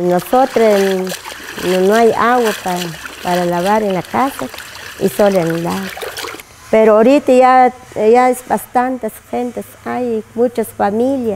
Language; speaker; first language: Spanish; non-native, local second language; Kaqchikel